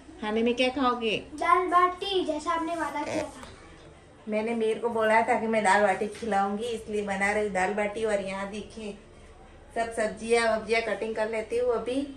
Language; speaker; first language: Hindi; non-native, local second language; Gujarati